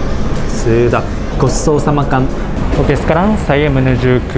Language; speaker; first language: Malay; non-native, learner; Japanese